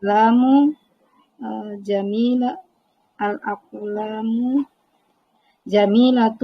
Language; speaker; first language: Arabic; non-native, learner; Indonesian